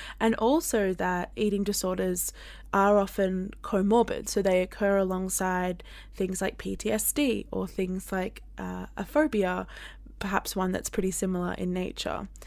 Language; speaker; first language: English; native; English